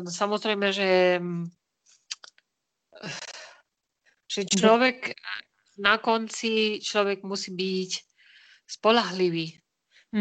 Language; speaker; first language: Slovak; non-native, fluent; Spanish